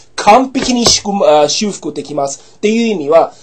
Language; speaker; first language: Japanese; non-native, fluent; English